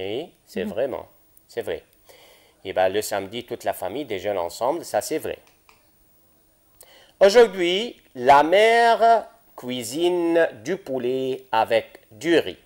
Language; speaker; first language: French; non-native, fluent; Arabic